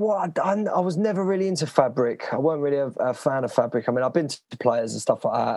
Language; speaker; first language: English; native; English